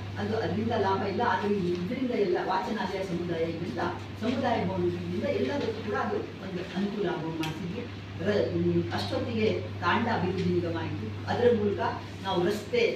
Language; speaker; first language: Kannada; non-native, local second language; Lambadi